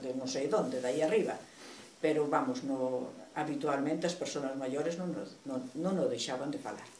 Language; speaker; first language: Galician; native; Galician